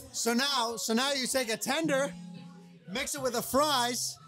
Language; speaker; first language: English; native; English